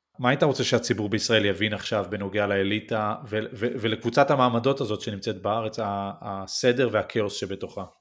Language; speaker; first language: Hebrew; native; Hebrew